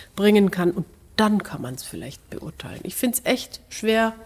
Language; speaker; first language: German; native; German